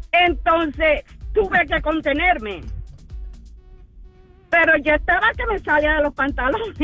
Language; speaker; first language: Spanish; early bilingual, heritage; Spanish